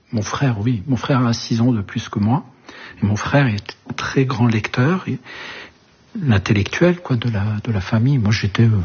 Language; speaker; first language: French; early bilingual, other home language; Arabic